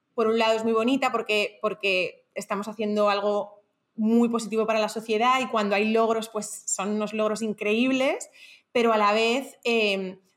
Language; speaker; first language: Spanish; native; Spanish